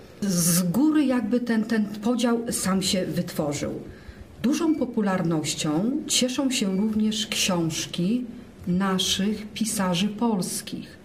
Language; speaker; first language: Polish; native; Polish